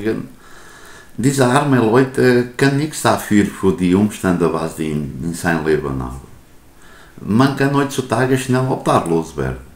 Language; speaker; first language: German; non-native, learner; Portuguese